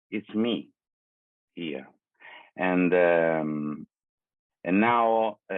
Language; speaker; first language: English; non-native, learner; Italian